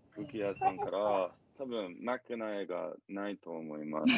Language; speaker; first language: Japanese; non-native, learner; English